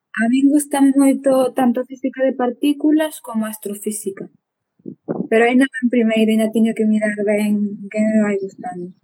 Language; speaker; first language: Galician; native; Galician